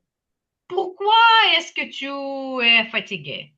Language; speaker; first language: French; non-native, fluent; Ukrainian